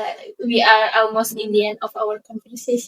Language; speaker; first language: English; non-native, learner; Indonesian